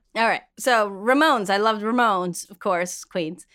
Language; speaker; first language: English; early bilingual, other home language; Spanish